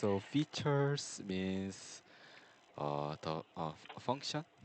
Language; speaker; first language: English; non-native, learner; Korean